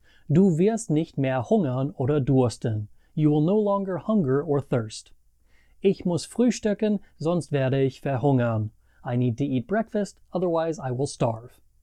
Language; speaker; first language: German; non-native, fluent; English